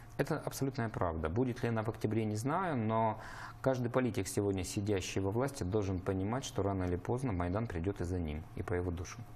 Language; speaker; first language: Russian; native; Russian